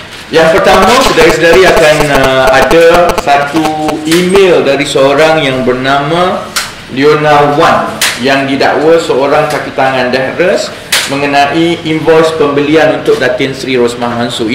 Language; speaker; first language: Malay; native; Malay